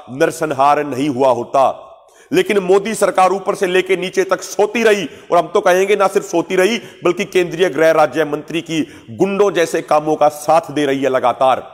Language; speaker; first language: Hindi; non-native, local second language; Punjabi